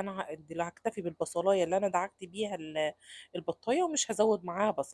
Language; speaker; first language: Arabic; native; Arabic